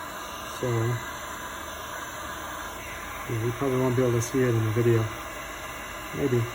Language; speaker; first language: English; native; English